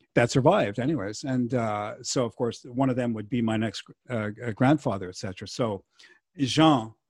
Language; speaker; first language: English; non-native, fluent; French